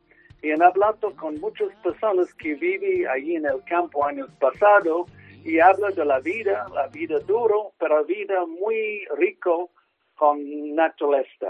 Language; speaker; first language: Spanish; non-native, learner; English